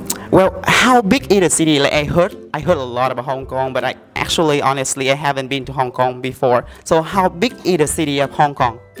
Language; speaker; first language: English; non-native, fluent; Vietnamese